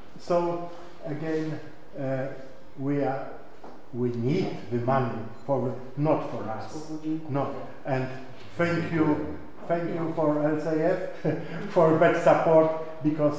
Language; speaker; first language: English; non-native, learner; Polish